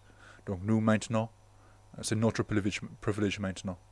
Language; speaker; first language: French; non-native, fluent; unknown